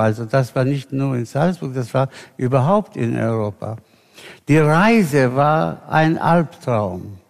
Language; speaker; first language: German; non-native, fluent; Spanish